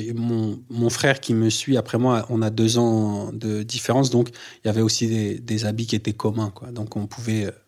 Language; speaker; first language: French; native; French